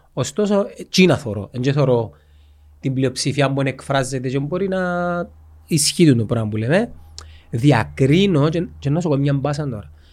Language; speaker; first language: Greek; native; Greek